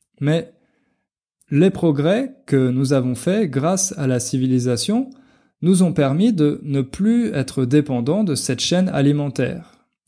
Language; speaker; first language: French; native; French